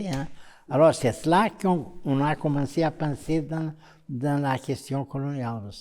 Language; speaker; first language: French; non-native, fluent; Portuguese